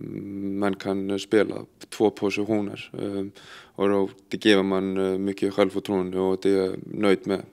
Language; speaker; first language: Swedish; non-native, fluent; Icelandic